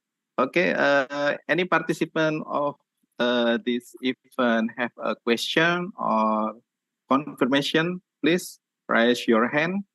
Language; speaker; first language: English; non-native, learner; Indonesian